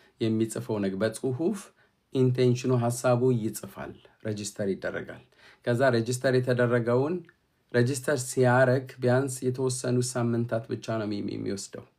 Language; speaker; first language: Amharic; native; Amharic